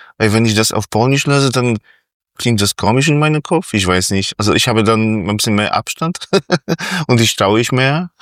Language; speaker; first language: German; non-native, fluent; Polish